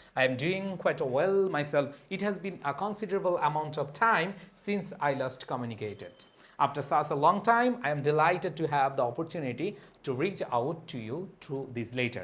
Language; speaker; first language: English; non-native, local second language; Bangla